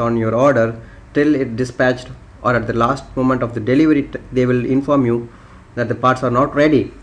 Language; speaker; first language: English; non-native, local second language; Tamil